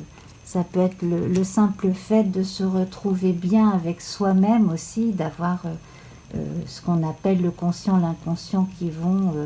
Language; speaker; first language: French; native; French